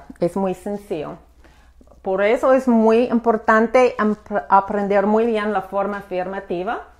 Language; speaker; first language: Spanish; non-native, fluent; English